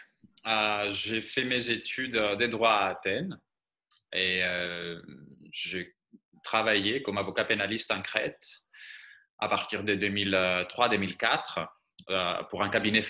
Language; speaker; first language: French; non-native, fluent; Greek